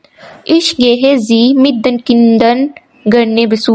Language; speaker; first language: German; non-native, learner; Urdu